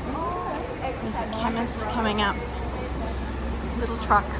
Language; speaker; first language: English; native; English